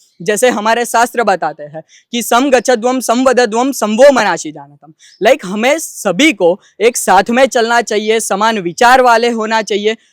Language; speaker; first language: Hindi; non-native, local second language; Gujarati